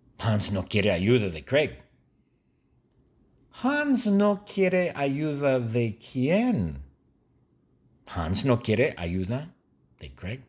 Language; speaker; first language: Spanish; non-native, fluent; English